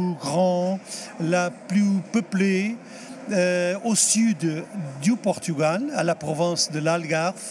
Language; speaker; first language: French; non-native, fluent; Portuguese